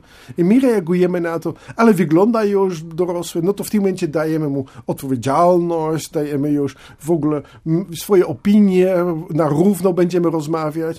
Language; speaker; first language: Polish; non-native, fluent; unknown